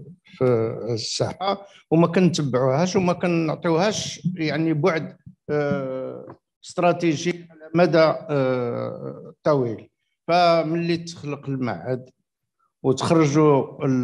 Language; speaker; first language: Arabic; native; Arabic